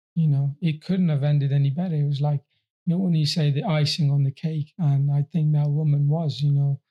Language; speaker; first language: English; early bilingual, other home language; Persian